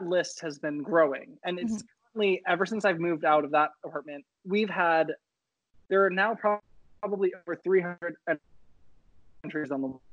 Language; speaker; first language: English; native; English